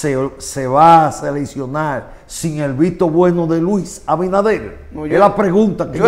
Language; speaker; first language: Spanish; native; Spanish